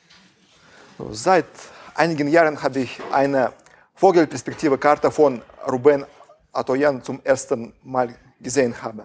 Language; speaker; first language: German; non-native, fluent; Russian